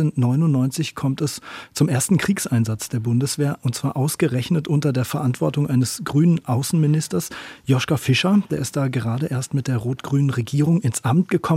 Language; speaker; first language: German; native; German